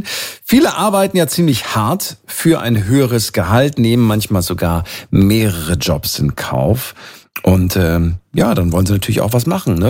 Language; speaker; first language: German; native; German